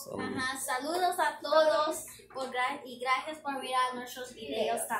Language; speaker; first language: Spanish; early bilingual, heritage; Spanish